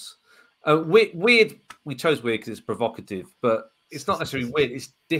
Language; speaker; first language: English; native; English